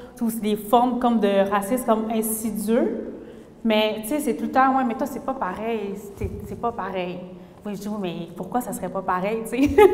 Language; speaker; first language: French; early bilingual, other home language; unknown